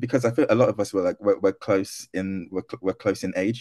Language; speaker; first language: English; non-native, local second language; Akan